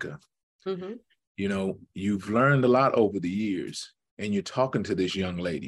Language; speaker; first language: English; native; English